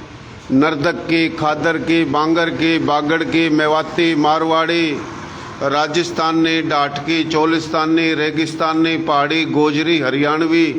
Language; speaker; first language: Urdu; non-native, local second language; Haryanvi